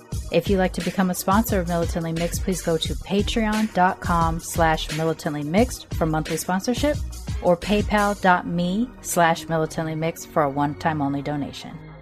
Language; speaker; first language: English; native; English